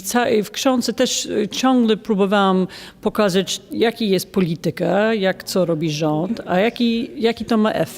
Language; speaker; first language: Polish; non-native, fluent; English